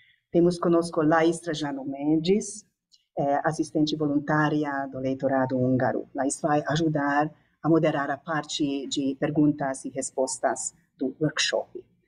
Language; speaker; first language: Portuguese; non-native, fluent; Hungarian